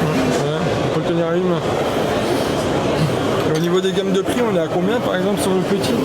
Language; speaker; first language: French; native; French